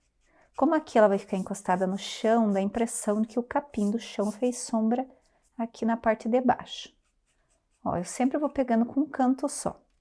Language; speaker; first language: Portuguese; native; Portuguese